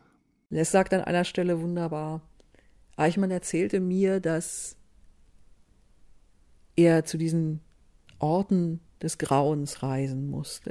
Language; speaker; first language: German; native; German